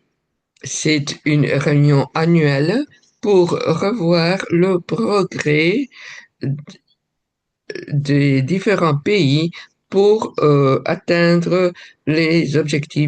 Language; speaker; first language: French; non-native, fluent; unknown